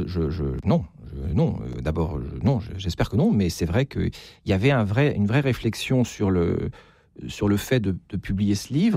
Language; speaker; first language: French; native; French